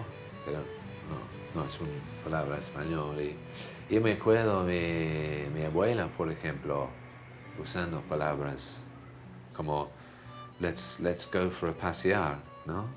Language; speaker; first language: Spanish; non-native, fluent; English